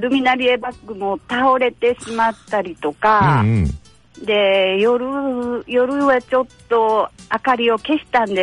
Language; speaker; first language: Japanese; native; Japanese